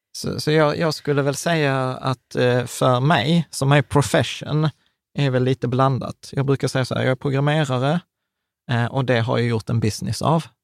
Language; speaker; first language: Swedish; early bilingual, other home language; Czech